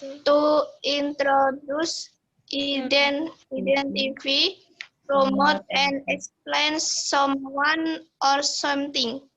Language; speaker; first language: English; non-native, learner; Indonesian